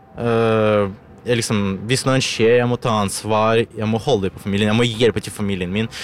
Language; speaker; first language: Norwegian; non-native, learner; Ukrainian